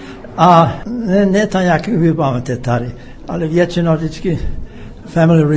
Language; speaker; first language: Czech; early bilingual, heritage; English